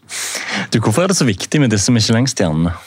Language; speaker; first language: Norwegian; native; Norwegian